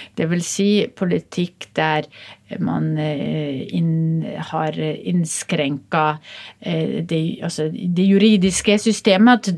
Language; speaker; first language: Norwegian; early bilingual, other home language; Polish